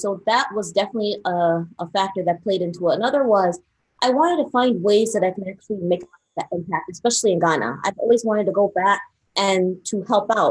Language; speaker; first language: English; early bilingual, other home language; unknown